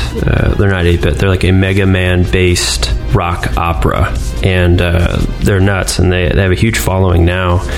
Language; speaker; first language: English; native; English